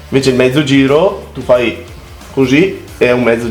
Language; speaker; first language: Italian; native; Italian